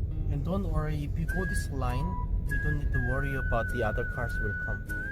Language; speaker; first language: English; non-native, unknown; Korean